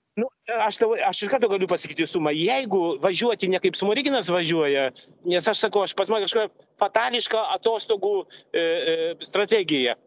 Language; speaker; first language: Lithuanian; non-native, local second language; Russian